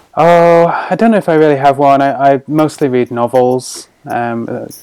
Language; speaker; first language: English; native; English